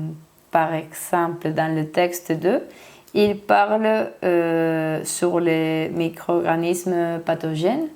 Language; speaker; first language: French; non-native, learner; Spanish